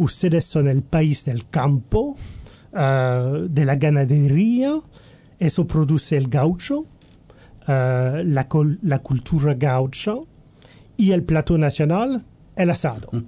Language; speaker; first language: Spanish; non-native, learner; French